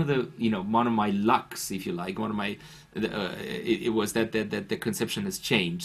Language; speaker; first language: English; non-native, fluent; Romanian